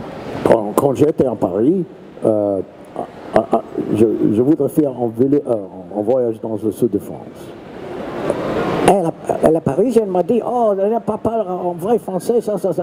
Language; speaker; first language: French; non-native, learner; English